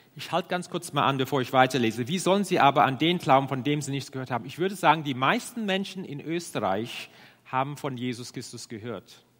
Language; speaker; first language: German; non-native, fluent; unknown